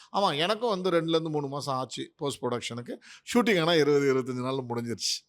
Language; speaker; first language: Tamil; native; Tamil